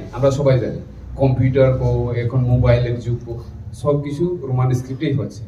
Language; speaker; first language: Bangla; non-native, local second language; Kok Borok